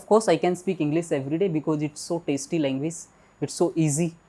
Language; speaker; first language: English; non-native, local second language; Hindi